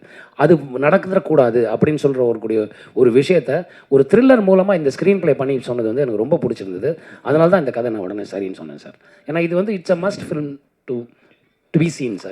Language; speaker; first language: Tamil; native; Tamil